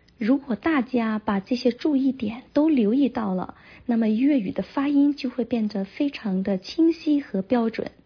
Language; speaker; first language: Chinese; non-native, local second language; Cantonese